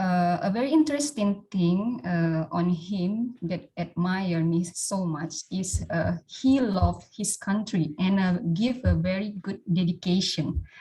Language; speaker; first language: English; non-native, learner; Indonesian